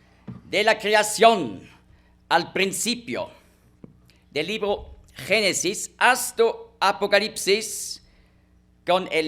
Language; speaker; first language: Spanish; non-native, fluent; German